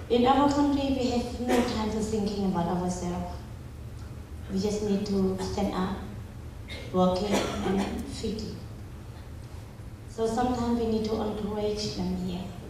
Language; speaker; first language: English; non-native, learner; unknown